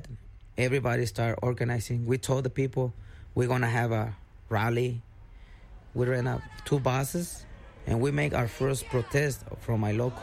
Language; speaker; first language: English; non-native, learner; Spanish